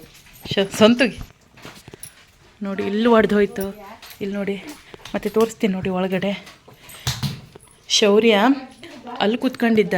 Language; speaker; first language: Kannada; native; Kannada